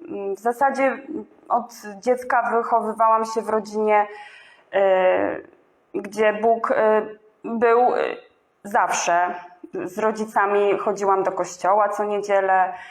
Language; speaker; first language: Polish; native; Polish